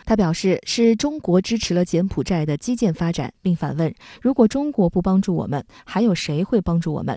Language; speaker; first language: Chinese; native; Chinese